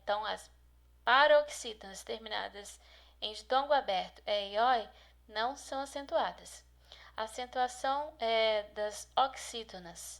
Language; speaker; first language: Portuguese; native; Portuguese